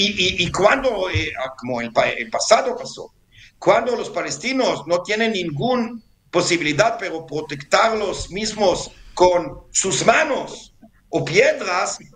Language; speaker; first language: Spanish; non-native, fluent; Hebrew